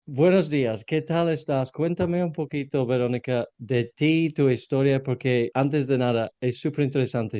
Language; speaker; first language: Spanish; non-native, learner; English